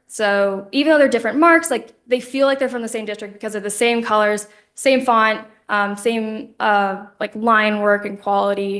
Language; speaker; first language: English; native; English